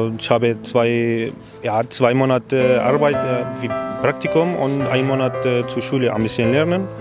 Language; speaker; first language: German; non-native, learner; Kurdish